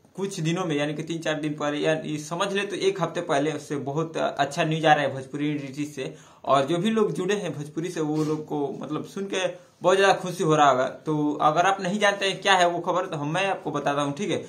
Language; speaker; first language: Hindi; non-native, local second language; Bhojpuri